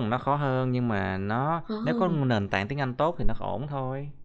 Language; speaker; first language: Vietnamese; native; Vietnamese